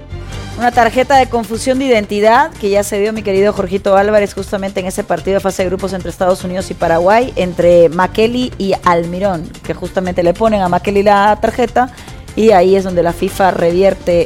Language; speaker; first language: Spanish; native; Spanish